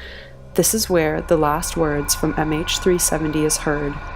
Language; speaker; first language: English; native; English